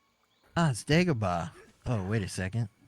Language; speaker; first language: English; native; English